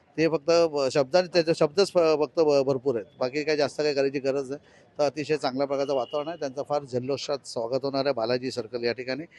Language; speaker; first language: Marathi; non-native, local second language; Hindi